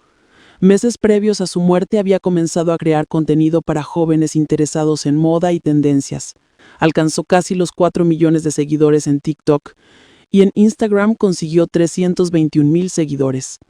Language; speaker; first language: Spanish; native; Spanish